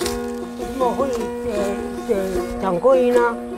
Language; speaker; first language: Chinese; non-native, local second language; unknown